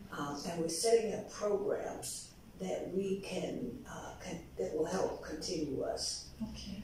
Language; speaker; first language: English; native; English